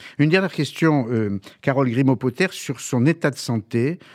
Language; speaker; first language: French; native; French